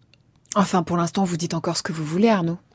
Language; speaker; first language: French; native; French